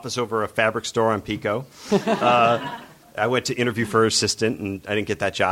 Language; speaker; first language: English; native; English